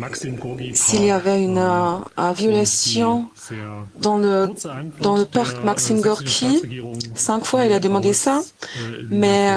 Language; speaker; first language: French; non-native, fluent; German